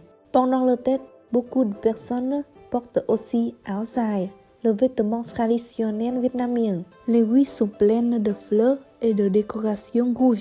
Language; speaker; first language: French; non-native, learner; Vietnamese